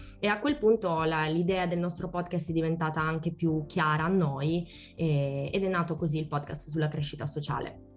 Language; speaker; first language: Italian; native; Italian